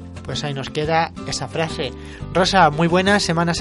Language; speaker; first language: Spanish; native; Spanish